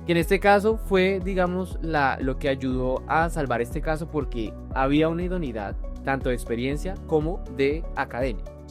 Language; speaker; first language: Spanish; native; Spanish